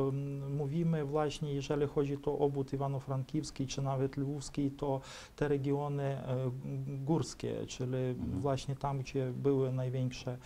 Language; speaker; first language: Polish; non-native, fluent; Ukrainian